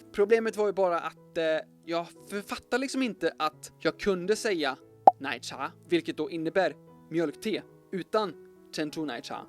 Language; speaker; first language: Swedish; native; Swedish